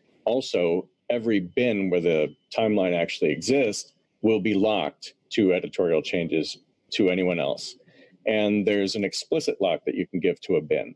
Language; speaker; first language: English; native; English